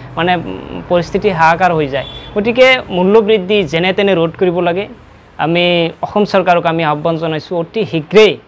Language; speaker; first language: Assamese; non-native, local second language; Bangla